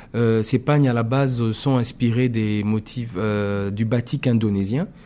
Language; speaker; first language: French; non-native, local second language; Lingala